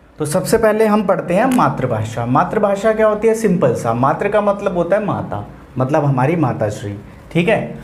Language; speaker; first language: Hindi; non-native, local second language; Maithili